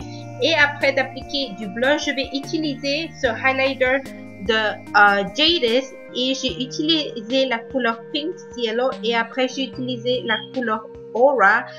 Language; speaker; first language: French; non-native, learner; Spanish